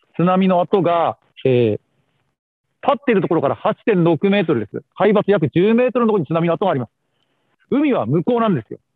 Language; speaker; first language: Japanese; native; Japanese